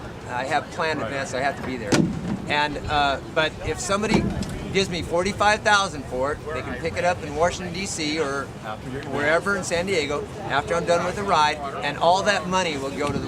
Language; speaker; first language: English; native; English